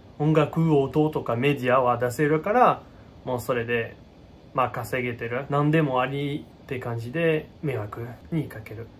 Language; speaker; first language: Japanese; non-native, fluent; French